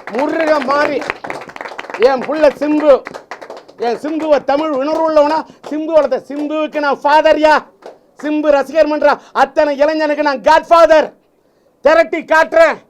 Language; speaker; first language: Tamil; native; Tamil